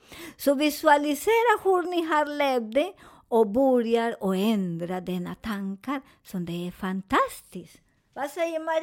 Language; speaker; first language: Swedish; non-native, fluent; Spanish